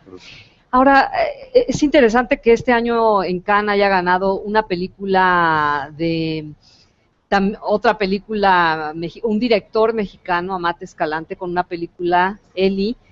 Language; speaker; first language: Spanish; native; Spanish